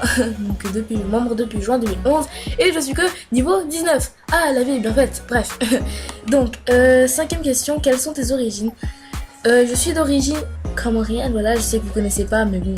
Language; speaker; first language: French; native; French